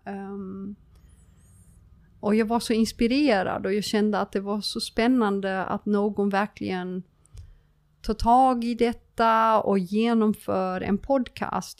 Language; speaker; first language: Swedish; non-native, fluent; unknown